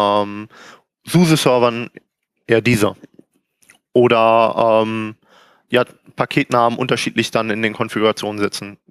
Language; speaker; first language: German; native; German